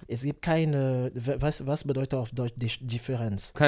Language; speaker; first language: German; non-native, learner; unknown